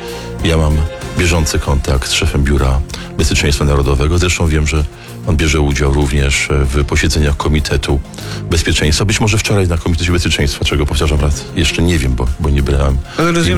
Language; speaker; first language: Polish; native; Polish